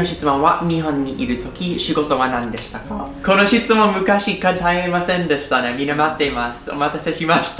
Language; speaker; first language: Japanese; non-native, learner; English